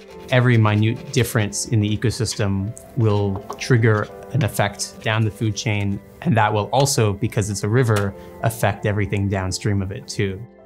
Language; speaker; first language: English; native; English